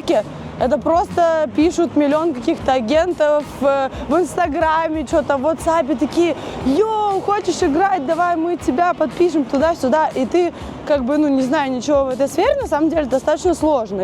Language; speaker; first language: Russian; native; Russian